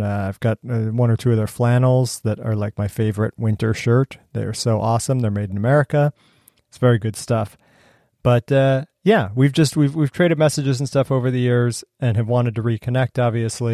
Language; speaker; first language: English; native; English